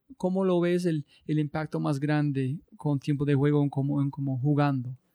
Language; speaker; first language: Spanish; non-native, learner; English